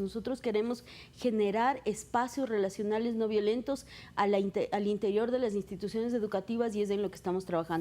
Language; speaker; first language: Spanish; native; Spanish